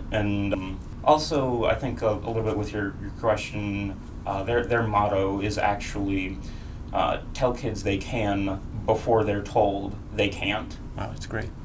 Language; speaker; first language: English; native; English